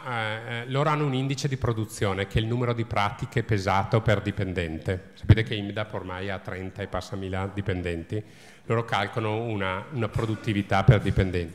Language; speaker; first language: Italian; native; Italian